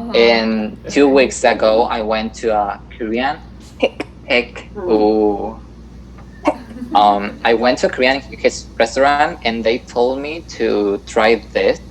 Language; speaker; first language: English; non-native, fluent; Spanish